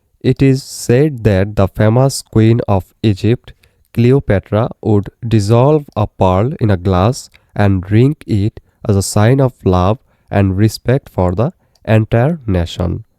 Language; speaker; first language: English; non-native, local second language; Bangla